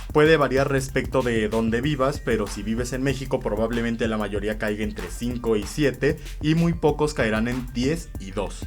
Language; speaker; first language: Spanish; native; Spanish